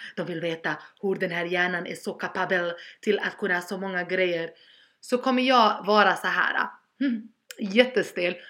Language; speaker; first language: Swedish; early bilingual, other home language; Albanian